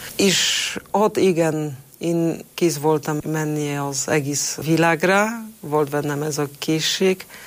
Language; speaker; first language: Hungarian; non-native, fluent; Polish